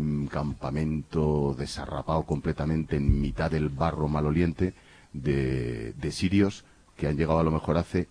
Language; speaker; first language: Spanish; native; Spanish